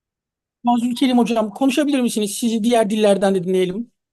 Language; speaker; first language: Turkish; native; Turkish